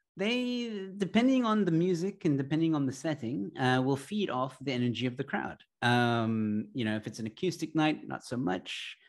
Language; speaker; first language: English; early bilingual, other home language; Arabic